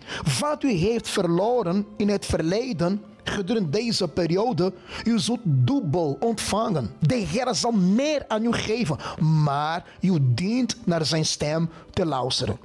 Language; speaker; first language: Dutch; non-native, fluent; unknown